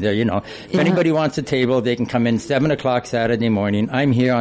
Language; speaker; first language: English; native; English